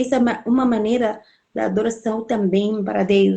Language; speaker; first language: Portuguese; non-native, fluent; Arabic